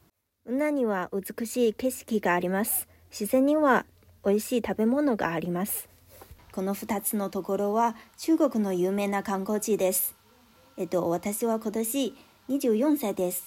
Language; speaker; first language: Japanese; non-native, fluent; Chinese